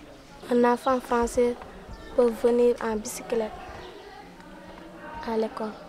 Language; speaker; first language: French; non-native, local second language; Fula